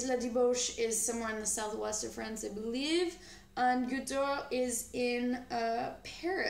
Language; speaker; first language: English; native; English